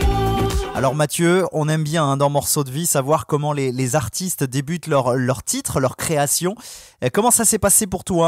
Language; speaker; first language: French; native; French